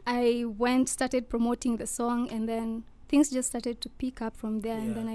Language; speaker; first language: English; non-native, local second language; Luo (Kenya and Tanzania)